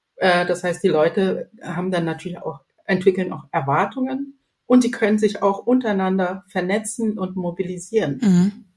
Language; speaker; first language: German; non-native, fluent; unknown